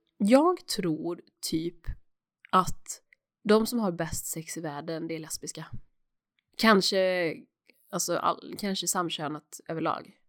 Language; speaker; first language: Swedish; native; Swedish